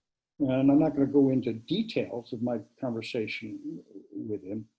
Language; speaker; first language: English; native; English